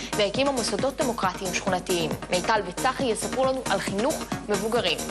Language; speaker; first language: Hebrew; native; Hebrew